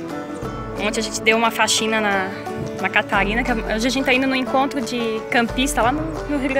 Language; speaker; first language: Portuguese; native; Portuguese